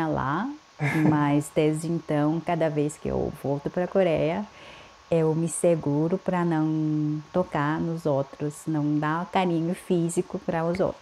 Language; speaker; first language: Portuguese; non-native, fluent; Korean